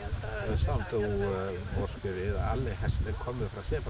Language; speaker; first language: Swedish; non-native, learner; Icelandic